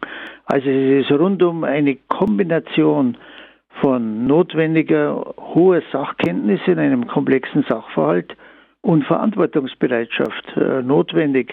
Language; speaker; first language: German; native; German